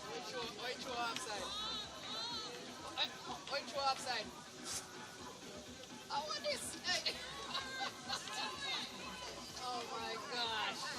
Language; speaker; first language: English; native; English